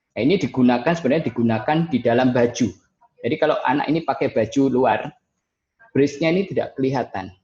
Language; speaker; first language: Indonesian; native; Indonesian